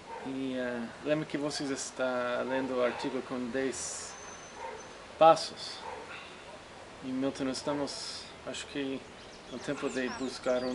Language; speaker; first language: Portuguese; non-native, fluent; English